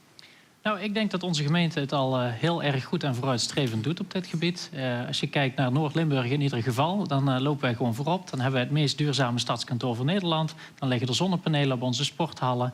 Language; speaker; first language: Dutch; native; Dutch